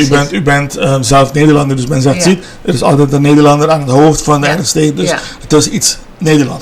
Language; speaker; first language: Dutch; non-native, local second language; Papiamento